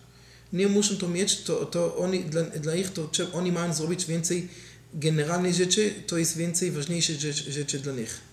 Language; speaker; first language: Polish; non-native, learner; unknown